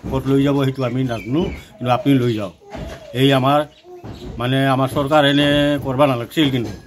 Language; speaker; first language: Assamese; non-native, local second language; Bangla